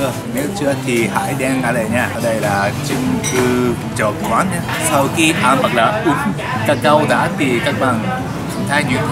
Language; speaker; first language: Vietnamese; non-native, learner; Japanese